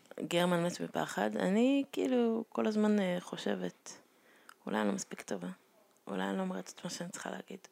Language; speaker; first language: Hebrew; native; Hebrew